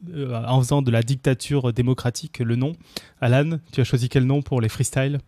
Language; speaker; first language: French; native; French